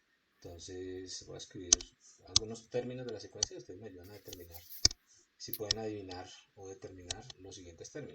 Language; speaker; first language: Spanish; native; Spanish